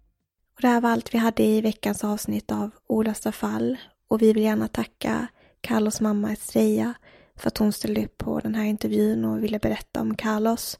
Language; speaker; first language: Swedish; native; Swedish